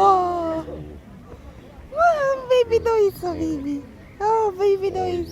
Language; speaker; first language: Korean; non-native, learner; Filipino